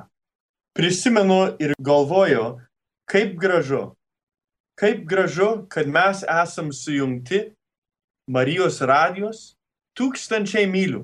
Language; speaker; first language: Lithuanian; early bilingual, heritage; Lithuanian